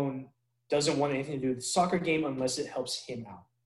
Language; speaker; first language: English; native; English